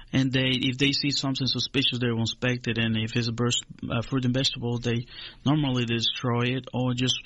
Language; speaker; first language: English; non-native, fluent; Spanish